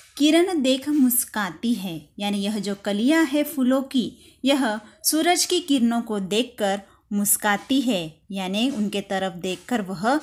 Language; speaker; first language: Hindi; non-native, local second language; Marathi